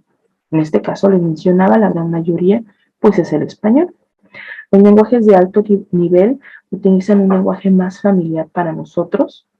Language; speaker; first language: Spanish; native; Spanish